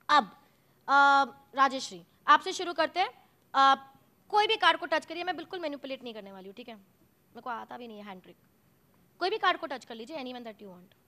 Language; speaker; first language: Hindi; native; Hindi